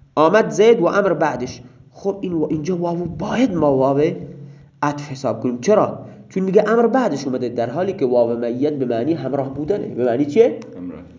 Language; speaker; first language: Persian; non-native, local second language; Baluchi